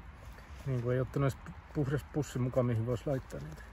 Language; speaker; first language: Finnish; native; Finnish